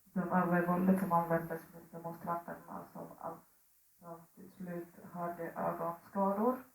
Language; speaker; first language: Swedish; early bilingual, other home language; Spanish